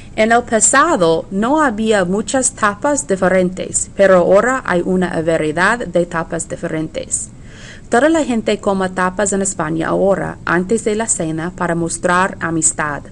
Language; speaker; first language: Spanish; non-native, fluent; English